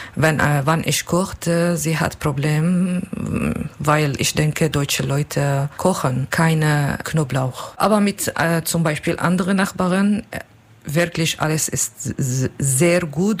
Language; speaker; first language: German; non-native, learner; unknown